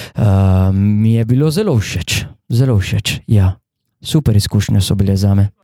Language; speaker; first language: Slovenian; non-native, fluent; Italian